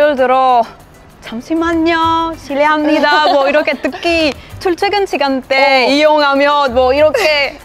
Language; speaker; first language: Korean; non-native, fluent; French